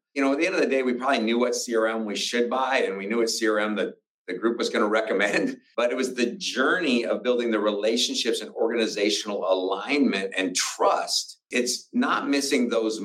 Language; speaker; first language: English; native; English